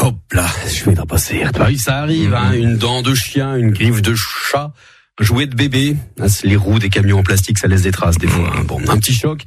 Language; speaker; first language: French; native; French